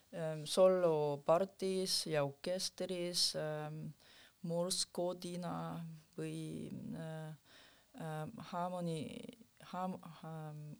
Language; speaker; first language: Estonian; non-native, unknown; Korean